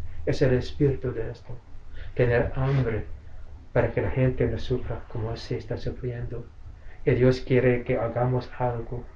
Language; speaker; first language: Spanish; non-native, fluent; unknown